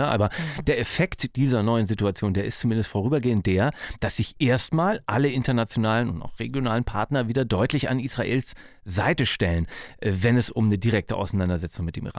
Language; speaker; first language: German; native; German